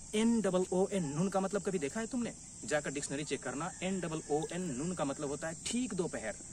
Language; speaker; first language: Hindi; native; Hindi